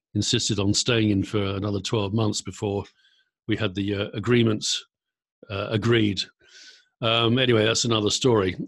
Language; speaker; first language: English; native; English